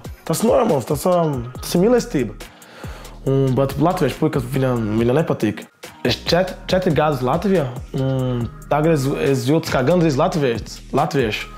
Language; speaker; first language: Latvian; non-native, learner; Portuguese